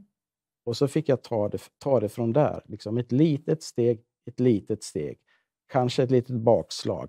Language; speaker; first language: Swedish; native; Swedish